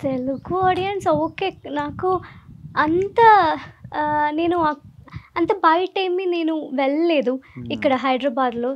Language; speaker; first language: Telugu; non-native, learner; Malayalam